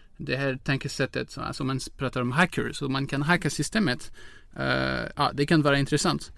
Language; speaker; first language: Swedish; non-native, fluent; French